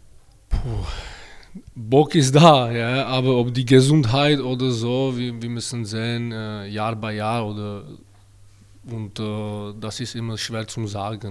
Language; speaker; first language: German; non-native, learner; Czech